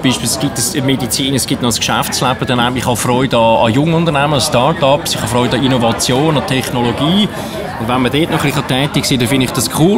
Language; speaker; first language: German; native; German